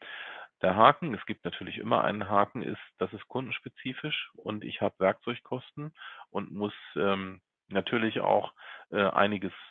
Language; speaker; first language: German; native; German